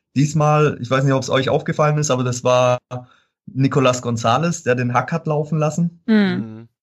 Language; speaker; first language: German; native; German